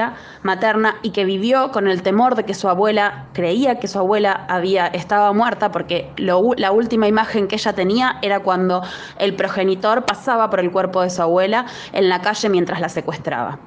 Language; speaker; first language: Spanish; native; Spanish